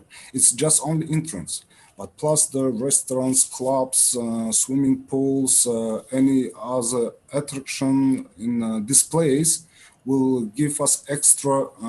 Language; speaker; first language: English; non-native, learner; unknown